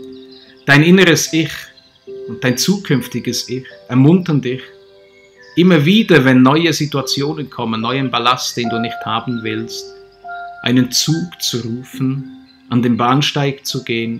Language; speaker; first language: German; native; German